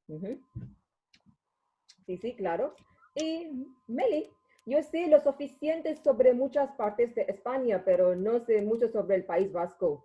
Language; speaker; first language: Spanish; non-native, learner; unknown